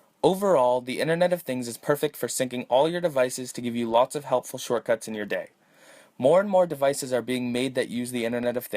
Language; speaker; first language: English; native; English